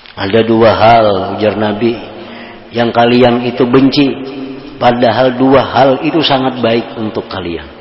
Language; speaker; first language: Indonesian; non-native, local second language; Banjar